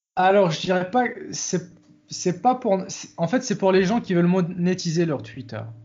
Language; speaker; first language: French; non-native, local second language; Arabic